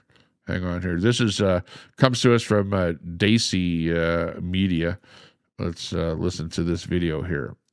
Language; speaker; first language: English; native; English